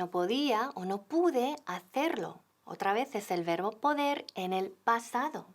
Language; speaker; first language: Spanish; non-native, fluent; English